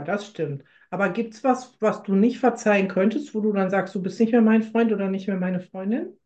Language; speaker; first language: German; native; German